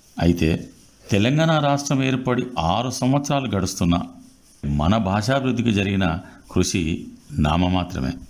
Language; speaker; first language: Telugu; native; Telugu